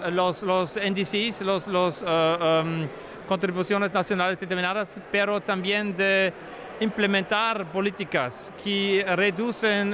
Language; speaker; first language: Spanish; non-native, fluent; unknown